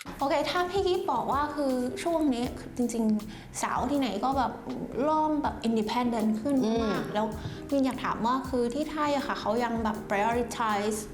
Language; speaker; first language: Thai; non-native, fluent; Vietnamese